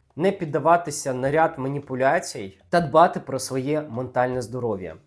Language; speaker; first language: Ukrainian; native; Ukrainian